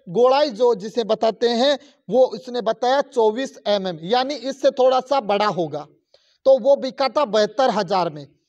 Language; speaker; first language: Hindi; native; Hindi